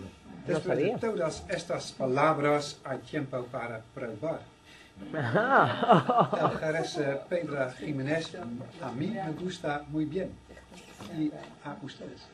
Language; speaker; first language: Spanish; non-native, learner; Dutch